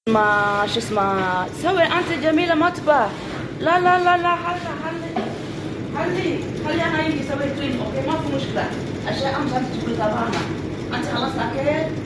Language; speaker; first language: Arabic; non-native, learner; Oromo